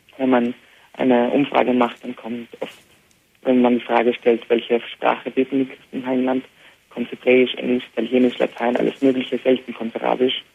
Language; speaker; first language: German; early bilingual, heritage; Arabic